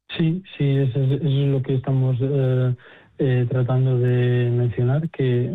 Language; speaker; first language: Spanish; native; Spanish